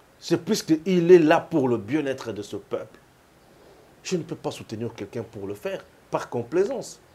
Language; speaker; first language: French; non-native, local second language; Lingala